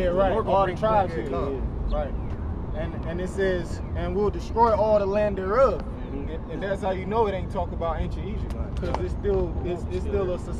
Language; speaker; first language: English; native; English